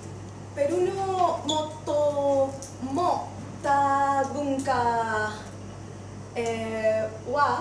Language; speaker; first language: Japanese; non-native, learner; Spanish